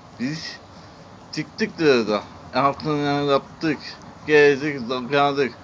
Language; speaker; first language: Turkish; non-native, learner; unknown